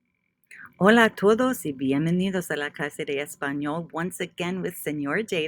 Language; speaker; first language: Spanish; non-native, fluent; English